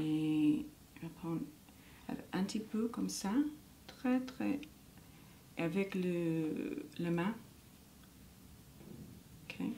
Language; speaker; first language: French; non-native, learner; English